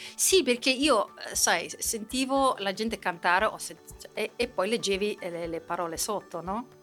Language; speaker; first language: Italian; non-native, fluent; Dutch